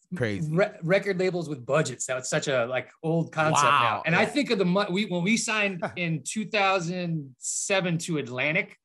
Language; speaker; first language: English; native; English